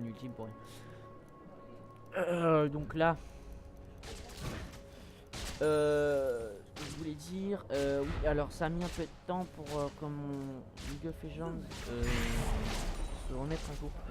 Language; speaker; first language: French; native; French